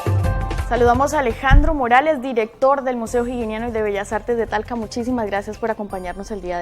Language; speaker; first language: Spanish; native; Spanish